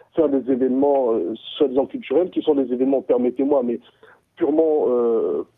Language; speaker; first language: French; non-native, local second language; Sango